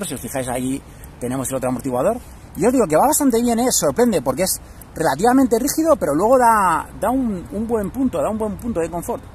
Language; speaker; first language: Spanish; native; Spanish